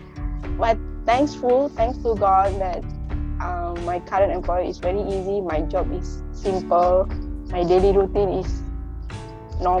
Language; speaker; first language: English; non-native, local second language; Indonesian